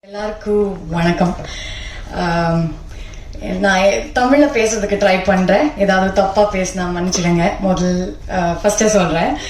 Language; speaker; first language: Tamil; non-native, learner; Kannada